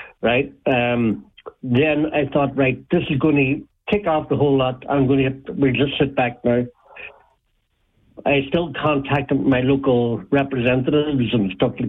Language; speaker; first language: English; native; English